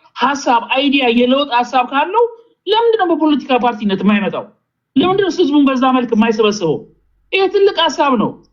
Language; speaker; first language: Amharic; native; Amharic